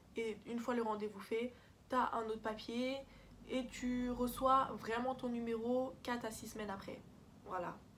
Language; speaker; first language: French; early bilingual, other home language; Portuguese